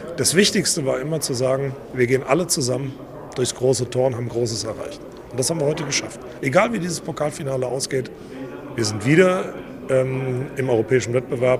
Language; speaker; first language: German; native; German